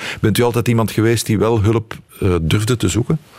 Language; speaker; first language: Dutch; native; Dutch